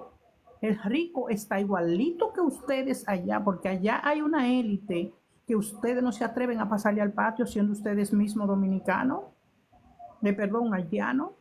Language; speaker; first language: Spanish; native; Spanish